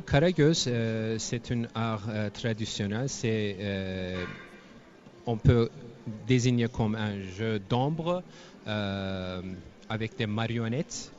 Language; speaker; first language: French; non-native, fluent; Turkish